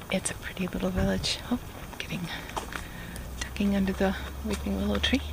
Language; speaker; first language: English; native; English